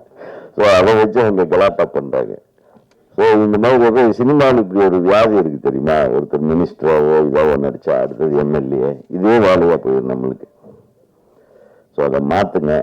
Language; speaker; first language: Tamil; native; Tamil